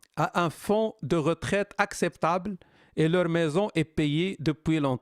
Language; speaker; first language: French; non-native, local second language; Arabic